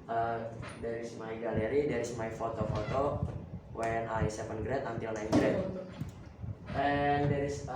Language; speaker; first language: English; non-native, learner; Indonesian